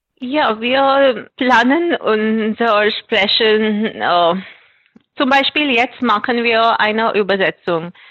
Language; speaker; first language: German; non-native, fluent; Marathi